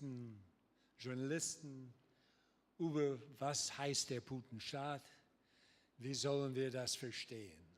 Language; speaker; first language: German; non-native, learner; English